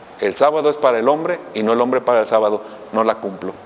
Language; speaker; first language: Spanish; native; Spanish